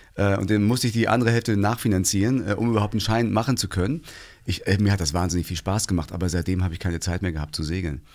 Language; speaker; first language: German; native; German